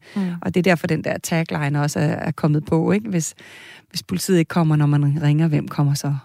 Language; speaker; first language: Danish; native; Danish